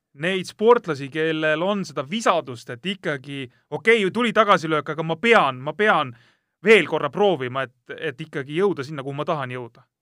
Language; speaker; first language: Estonian; native; Estonian